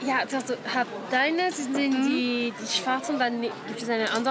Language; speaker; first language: German; non-native, learner; French